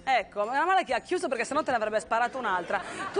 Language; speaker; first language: Italian; native; Italian